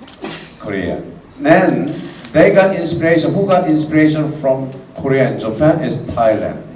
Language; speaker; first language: English; non-native, fluent; Korean